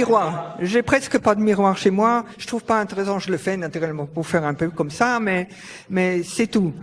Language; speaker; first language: French; non-native, fluent; German